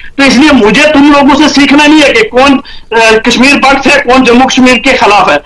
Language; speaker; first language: Hindi; non-native, local second language; Kashmiri